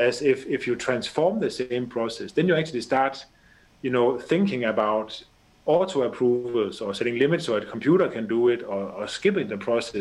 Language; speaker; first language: English; non-native, fluent; Danish